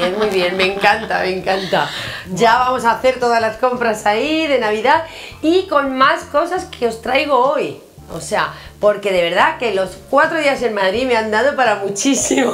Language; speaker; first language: Spanish; native; Spanish